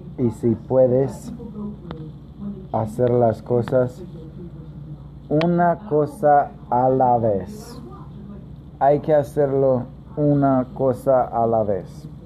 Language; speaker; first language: Spanish; non-native, learner; English